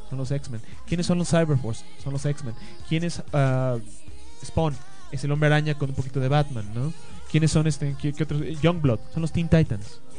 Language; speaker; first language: Spanish; native; Spanish